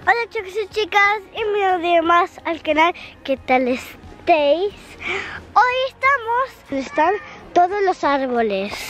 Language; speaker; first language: Spanish; early bilingual, heritage; English